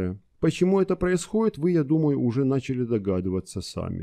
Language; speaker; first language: Russian; native; Russian